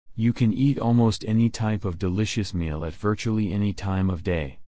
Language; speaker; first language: English; non-native, local second language; Cantonese